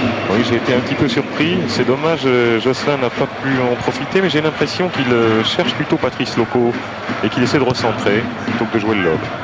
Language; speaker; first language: French; native; French